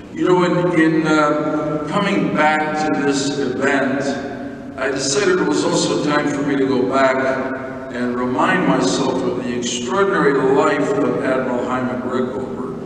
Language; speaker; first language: English; native; English